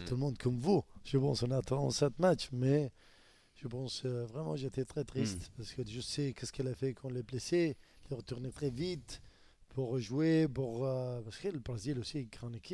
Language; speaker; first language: French; non-native, learner; Arabic